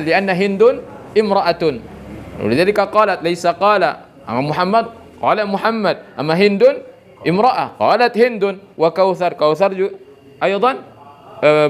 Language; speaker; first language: Arabic; non-native, fluent; Indonesian